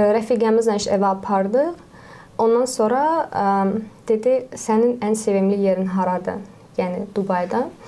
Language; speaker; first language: Azerbaijani; non-native, local second language; Lezghian